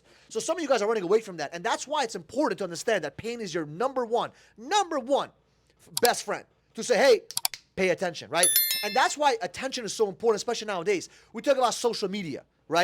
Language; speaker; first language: English; native; English